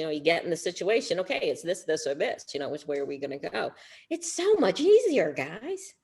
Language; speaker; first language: English; native; English